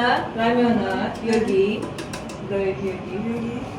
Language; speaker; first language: Korean; non-native, learner; Kazakh